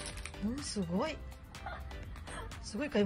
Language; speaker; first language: Japanese; non-native, fluent; Filipino